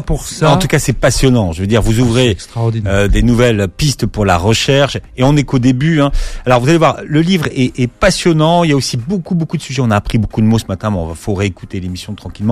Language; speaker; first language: French; native; French